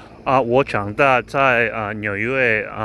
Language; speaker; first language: Chinese; non-native, learner; English